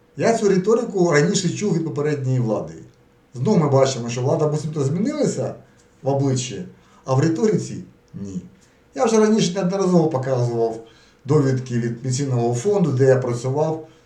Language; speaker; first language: Ukrainian; native; Ukrainian